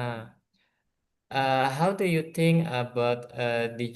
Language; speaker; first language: English; non-native, learner; Indonesian